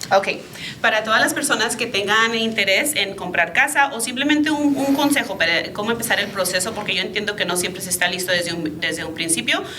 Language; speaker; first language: Spanish; early bilingual, other home language; English